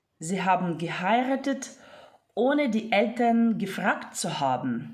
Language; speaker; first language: German; non-native, fluent; Ukrainian